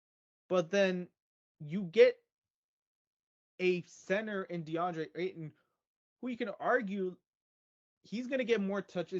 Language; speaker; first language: English; native; English